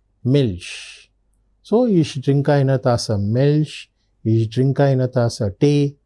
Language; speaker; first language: German; non-native, fluent; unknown